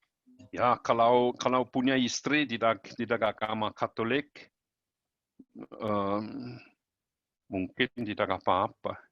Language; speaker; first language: Indonesian; non-native, learner; German